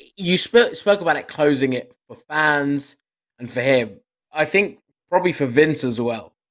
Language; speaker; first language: English; native; English